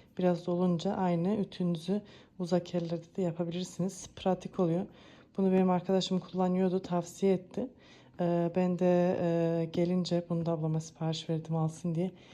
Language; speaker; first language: Turkish; early bilingual, heritage; Turkish